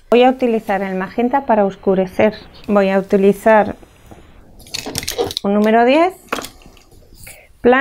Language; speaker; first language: Spanish; native; Spanish